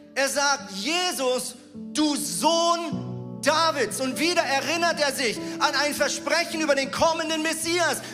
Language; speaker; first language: German; native; German